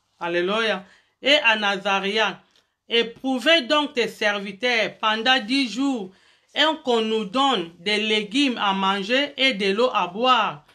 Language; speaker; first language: French; non-native, local second language; Lingala